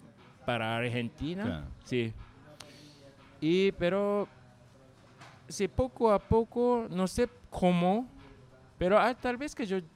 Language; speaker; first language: Spanish; non-native, learner; Japanese